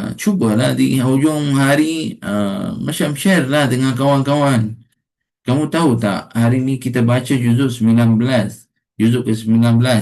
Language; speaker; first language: Malay; non-native, fluent; Arabic